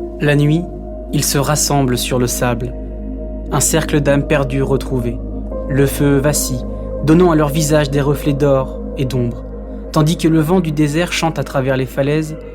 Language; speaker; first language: French; native; French